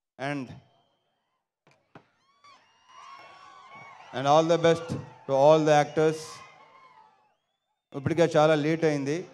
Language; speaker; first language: Telugu; native; Telugu